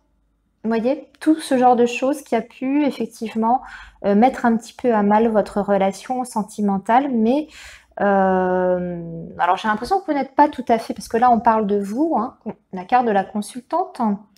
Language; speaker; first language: French; native; French